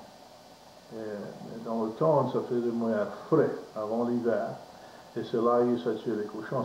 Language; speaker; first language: French; native; French